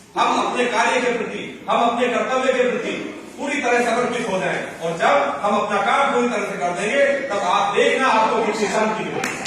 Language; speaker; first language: Hindi; native; Hindi